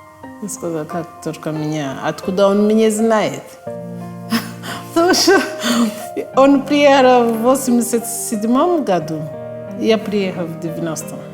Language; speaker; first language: Russian; non-native, fluent; Kinyarwanda